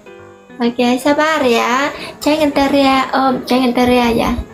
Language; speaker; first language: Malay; non-native, learner; Vietnamese